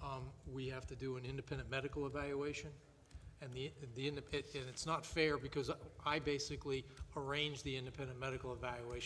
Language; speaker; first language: English; native; English